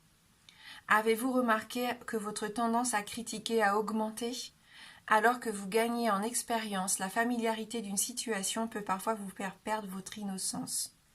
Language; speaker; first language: French; native; French